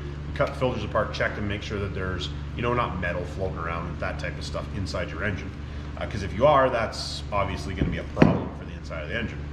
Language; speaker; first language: English; native; English